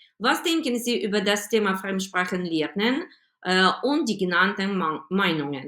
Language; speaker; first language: German; non-native, fluent; Ukrainian